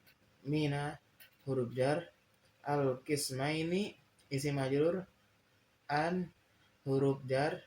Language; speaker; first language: Arabic; non-native, learner; Indonesian